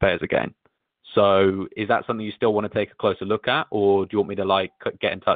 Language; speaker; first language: English; native; English